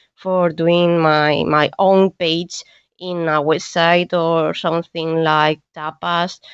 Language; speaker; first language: English; non-native, learner; Spanish